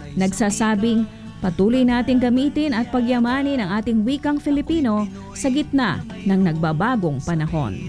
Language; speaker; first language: Filipino; non-native, local second language; Bikol